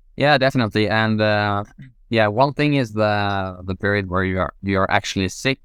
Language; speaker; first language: English; non-native, fluent; Norwegian